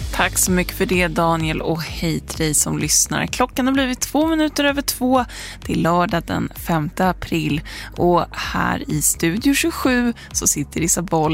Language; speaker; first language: Swedish; native; Swedish